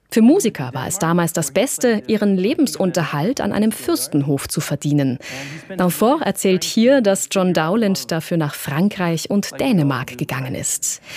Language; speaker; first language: German; native; German